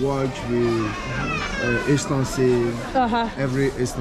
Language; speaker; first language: English; non-native, learner; French